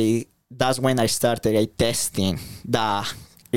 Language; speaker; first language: English; non-native, fluent; Spanish